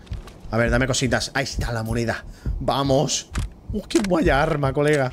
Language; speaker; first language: Spanish; native; Spanish